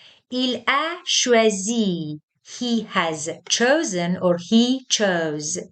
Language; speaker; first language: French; non-native, fluent; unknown